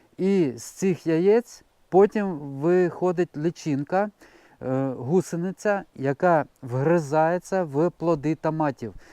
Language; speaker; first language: Ukrainian; non-native, local second language; Russian